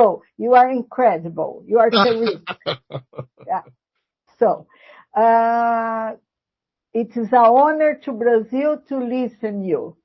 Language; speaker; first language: English; non-native, learner; Portuguese